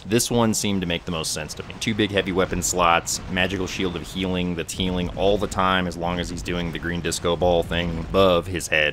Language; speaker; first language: English; native; English